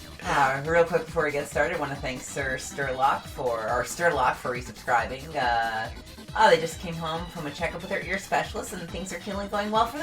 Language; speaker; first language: English; native; English